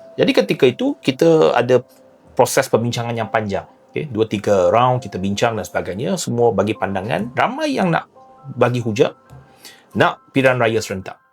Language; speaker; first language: Malay; non-native, local second language; Chinese